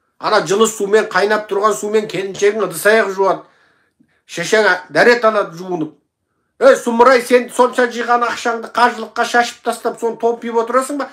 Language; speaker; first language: Kazakh; native; Kazakh